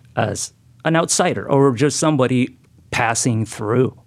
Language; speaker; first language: English; non-native, fluent; Spanish